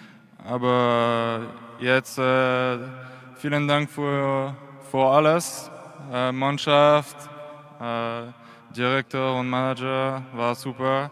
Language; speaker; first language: German; non-native, learner; French